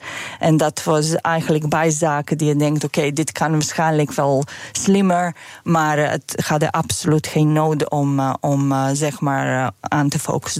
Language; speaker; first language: Dutch; non-native, fluent; Serbian